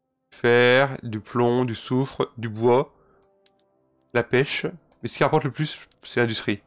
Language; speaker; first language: French; native; French